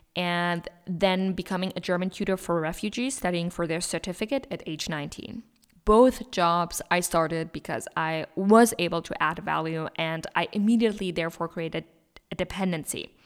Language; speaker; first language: English; non-native, fluent; German